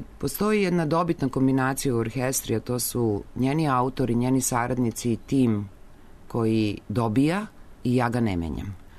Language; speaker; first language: Serbian; native; Serbian